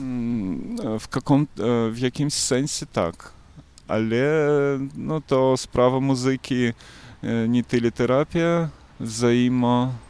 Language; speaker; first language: Polish; non-native, learner; Belarusian